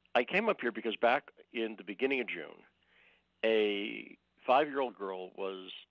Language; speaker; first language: English; native; English